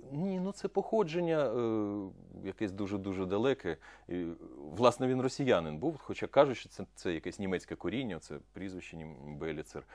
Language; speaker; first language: Ukrainian; non-native, local second language; Russian